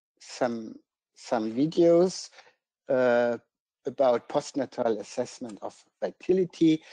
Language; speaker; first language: English; non-native, fluent; German